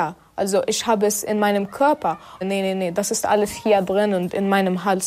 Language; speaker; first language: German; non-native, fluent; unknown